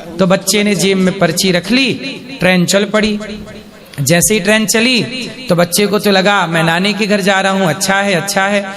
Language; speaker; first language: Hindi; native; Hindi